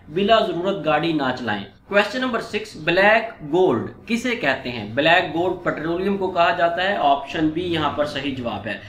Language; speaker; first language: Urdu; non-native, local second language; Punjabi